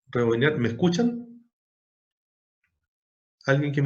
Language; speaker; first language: Spanish; native; Spanish